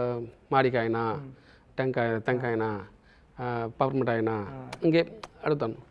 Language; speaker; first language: Telugu; non-native, learner; Tamil